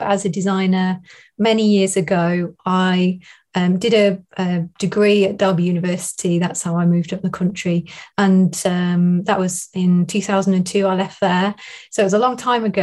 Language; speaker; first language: English; native; English